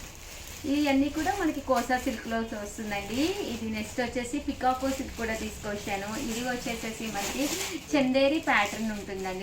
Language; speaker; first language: Telugu; native; Telugu